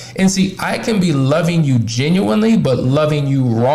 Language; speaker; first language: English; native; English